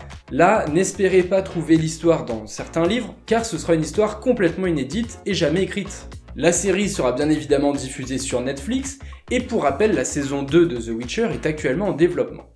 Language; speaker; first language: French; native; French